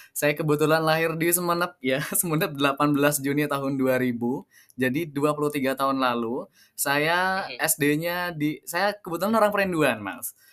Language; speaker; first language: Indonesian; non-native, local second language; Madurese